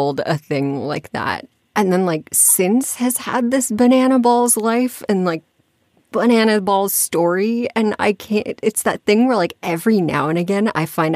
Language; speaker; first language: English; native; English